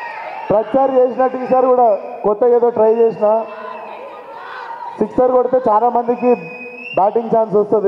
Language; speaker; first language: Telugu; native; Telugu